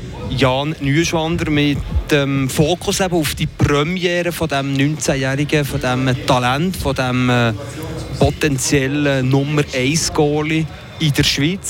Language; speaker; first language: German; native; German